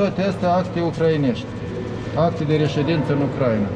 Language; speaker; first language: Romanian; native; Romanian